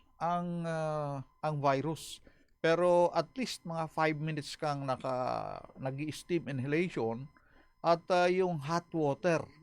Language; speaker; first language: Filipino; non-native, local second language; Bikol